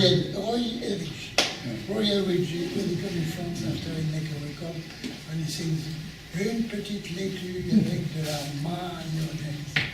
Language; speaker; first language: English; non-native, learner; French